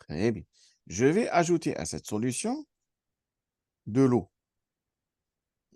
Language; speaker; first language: French; non-native, fluent; Arabic